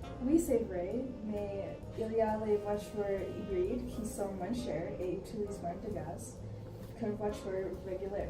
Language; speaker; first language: French; non-native, learner; English